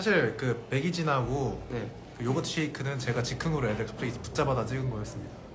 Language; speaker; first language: Korean; native; Korean